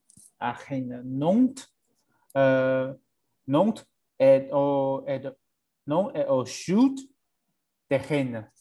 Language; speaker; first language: French; non-native, learner; English